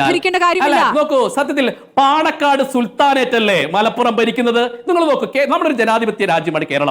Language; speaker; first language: Malayalam; native; Malayalam